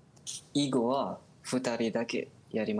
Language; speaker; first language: Japanese; non-native, learner; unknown